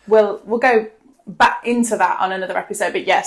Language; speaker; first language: English; native; English